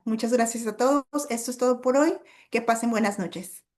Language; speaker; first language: Spanish; native; Spanish